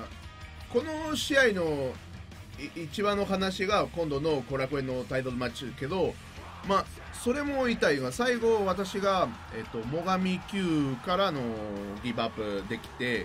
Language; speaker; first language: Japanese; non-native, learner; Spanish